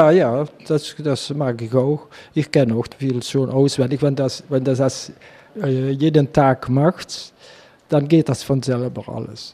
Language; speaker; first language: German; non-native, learner; Dutch